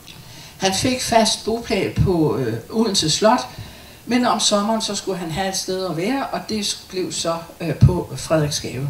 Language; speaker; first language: Danish; native; Danish